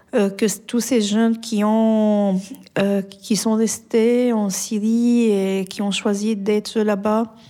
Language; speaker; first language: French; non-native, fluent; Arabic